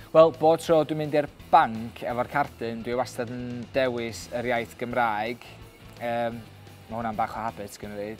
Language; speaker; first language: Welsh; native; Welsh